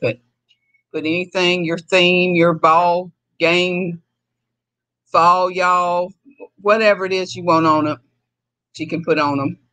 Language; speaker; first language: English; native; English